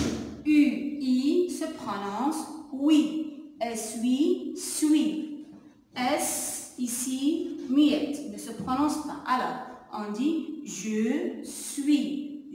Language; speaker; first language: French; non-native, local second language; Arabic